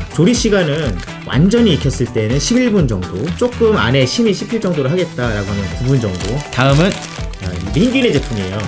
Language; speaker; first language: Korean; non-native, fluent; Italian